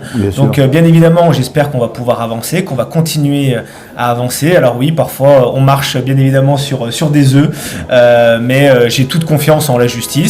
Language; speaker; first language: French; native; French